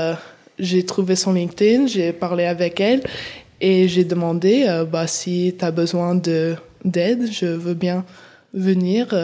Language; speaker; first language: French; early bilingual, heritage; English